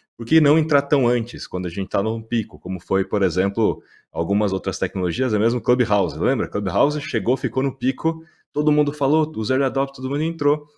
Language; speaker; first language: Portuguese; native; Portuguese